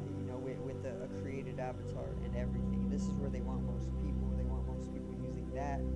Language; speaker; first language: English; native; English